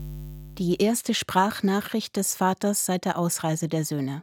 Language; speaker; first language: German; native; German